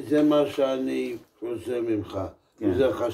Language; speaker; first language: Hebrew; non-native, fluent; English